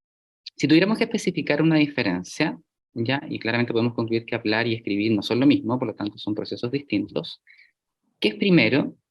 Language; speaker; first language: Spanish; native; Spanish